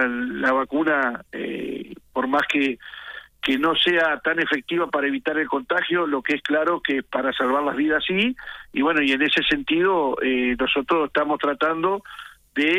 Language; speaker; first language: Spanish; native; Spanish